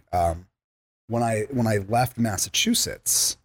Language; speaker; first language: English; native; English